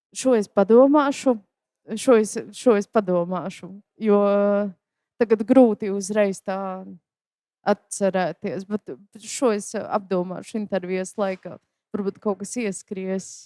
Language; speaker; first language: Latvian; native; Latvian